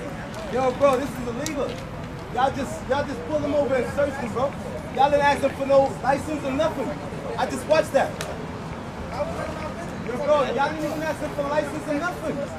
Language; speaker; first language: English; native; English